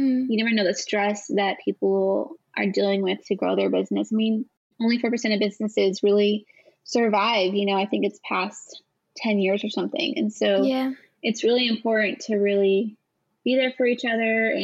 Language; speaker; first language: English; native; English